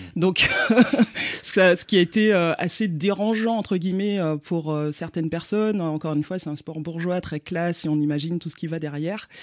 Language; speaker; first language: French; native; French